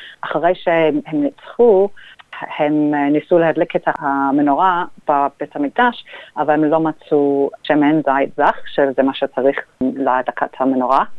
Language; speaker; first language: Hebrew; non-native, fluent; English